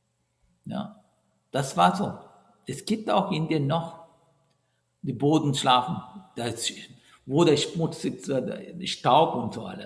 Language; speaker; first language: German; non-native, fluent; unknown